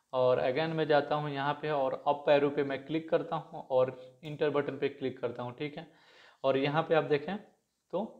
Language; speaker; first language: Hindi; native; Hindi